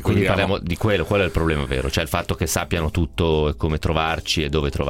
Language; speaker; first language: Italian; native; Italian